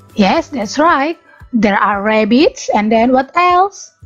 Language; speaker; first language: English; non-native, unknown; Indonesian